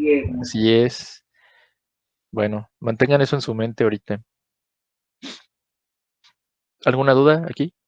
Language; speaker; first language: Spanish; native; Spanish